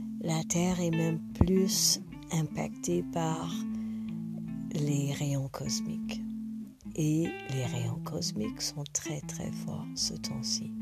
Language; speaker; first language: French; non-native, fluent; English